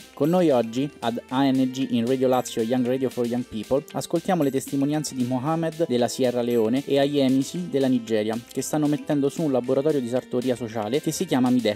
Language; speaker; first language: Italian; native; Italian